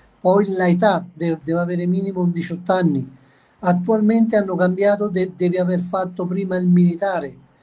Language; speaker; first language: Italian; native; Italian